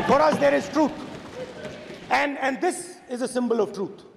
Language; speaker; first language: English; non-native, local second language; Hindi